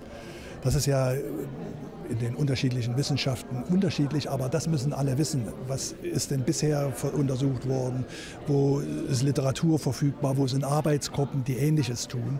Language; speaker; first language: German; native; German